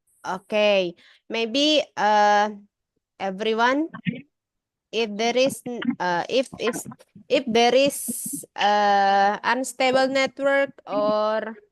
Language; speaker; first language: English; non-native, learner; Indonesian